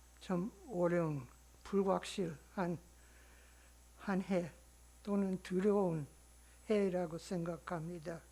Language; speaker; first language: Korean; non-native, learner; English